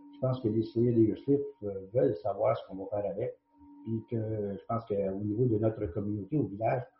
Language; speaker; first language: French; native; French